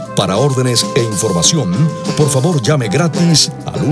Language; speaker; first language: Spanish; native; Spanish